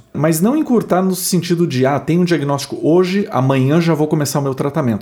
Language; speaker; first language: Portuguese; native; Portuguese